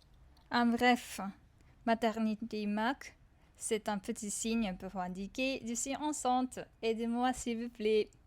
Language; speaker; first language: French; non-native, fluent; Japanese